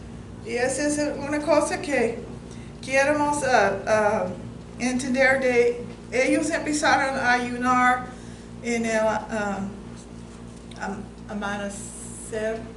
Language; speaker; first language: Spanish; non-native, fluent; English